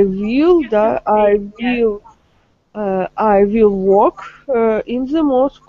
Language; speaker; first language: English; non-native, learner; Russian